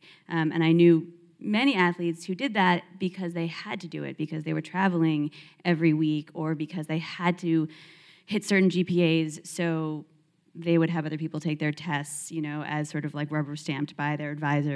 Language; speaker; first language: English; native; English